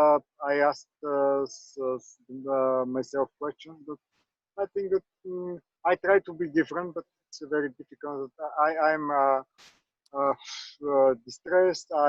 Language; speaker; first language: English; non-native, learner; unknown